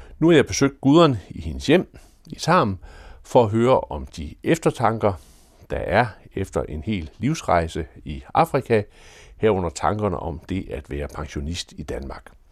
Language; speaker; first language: Danish; native; Danish